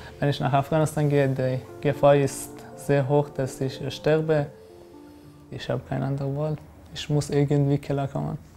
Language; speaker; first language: German; non-native, learner; Persian